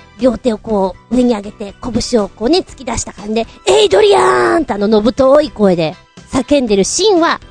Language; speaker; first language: Japanese; native; Japanese